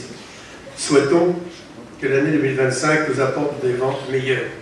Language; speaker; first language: French; native; French